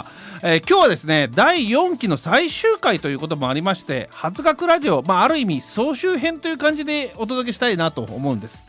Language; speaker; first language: Japanese; native; Japanese